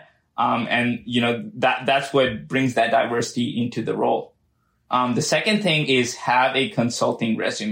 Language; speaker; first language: English; non-native, local second language; Urdu